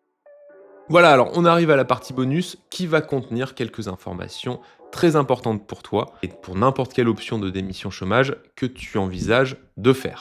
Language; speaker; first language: French; native; French